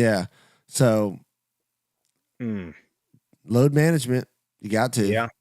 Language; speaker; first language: English; native; English